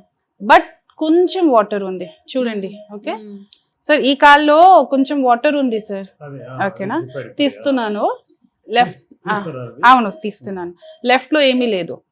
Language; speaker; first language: Telugu; non-native, fluent; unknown